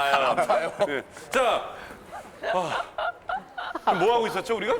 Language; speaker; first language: Korean; native; Korean